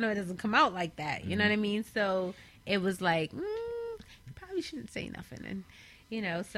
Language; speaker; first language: English; native; English